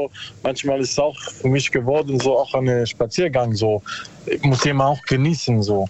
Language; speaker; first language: German; non-native, learner; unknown